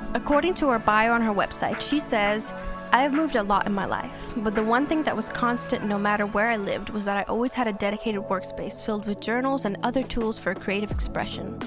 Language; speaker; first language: English; early bilingual, other home language; Spanish